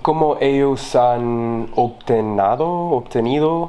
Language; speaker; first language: Spanish; non-native, learner; English